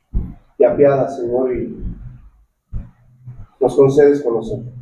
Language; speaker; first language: Spanish; native; Spanish